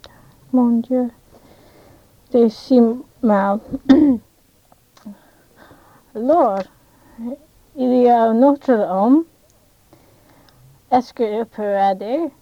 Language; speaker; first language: French; non-native, learner; English